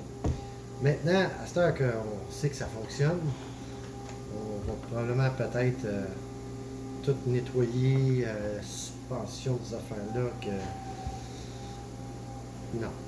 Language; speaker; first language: French; native; French